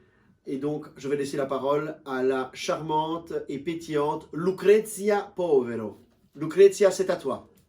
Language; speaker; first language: French; native; French